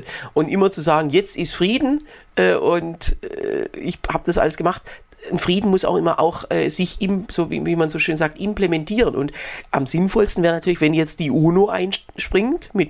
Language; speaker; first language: German; native; German